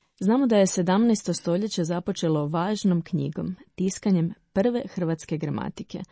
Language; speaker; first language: Croatian; native; Croatian